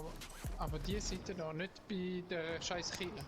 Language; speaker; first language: German; native; German